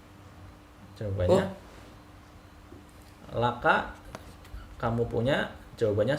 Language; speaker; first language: Indonesian; native; Indonesian